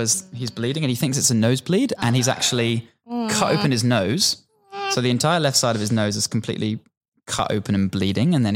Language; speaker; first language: English; native; English